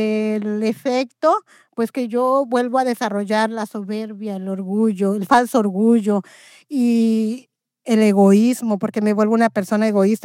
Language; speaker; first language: Spanish; native; Spanish